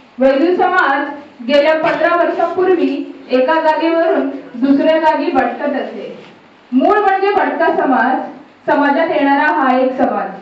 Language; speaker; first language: Marathi; non-native, local second language; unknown